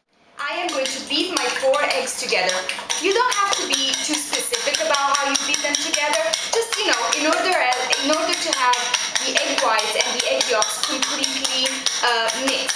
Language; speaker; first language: English; non-native, fluent; Italian